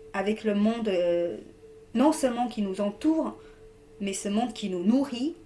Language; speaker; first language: French; non-native, fluent; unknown